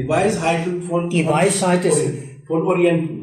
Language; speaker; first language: German; non-native, learner; Urdu